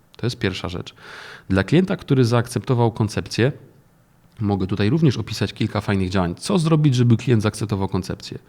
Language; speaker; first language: Polish; native; Polish